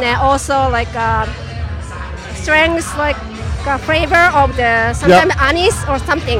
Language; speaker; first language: English; non-native, learner; Japanese